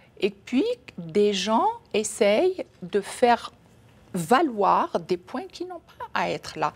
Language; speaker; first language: French; non-native, local second language; Kabyle